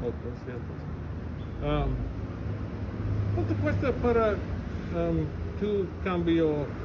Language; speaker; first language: Spanish; non-native, learner; English